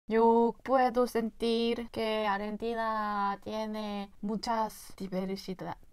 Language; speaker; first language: Spanish; non-native, learner; Korean